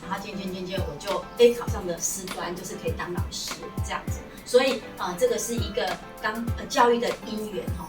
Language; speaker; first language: Chinese; non-native, local second language; Min Nan Chinese